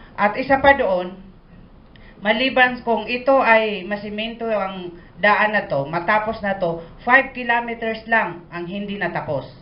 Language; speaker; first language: Filipino; non-native, local second language; Maranao